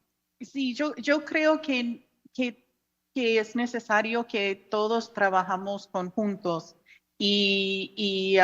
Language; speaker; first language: Spanish; non-native, fluent; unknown